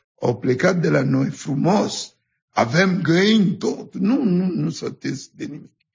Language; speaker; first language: Romanian; non-native, fluent; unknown